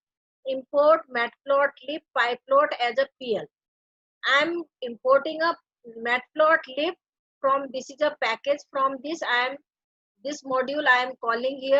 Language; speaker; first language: English; non-native, local second language; Hindi